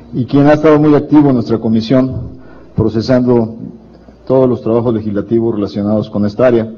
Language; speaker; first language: Spanish; native; Spanish